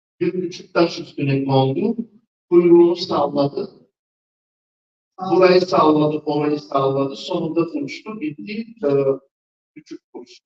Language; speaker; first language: Turkish; non-native, fluent; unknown